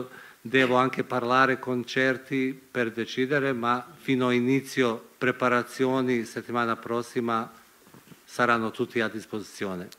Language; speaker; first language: Italian; non-native, fluent; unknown